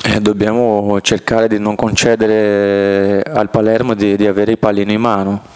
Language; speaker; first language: Italian; non-native, fluent; Portuguese